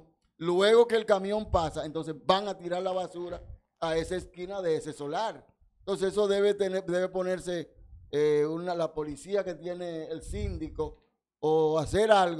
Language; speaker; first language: Spanish; native; Spanish